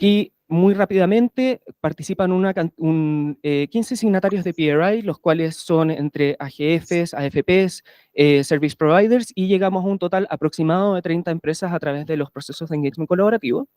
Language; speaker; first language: Spanish; native; Spanish